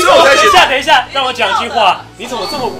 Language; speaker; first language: Chinese; native; Chinese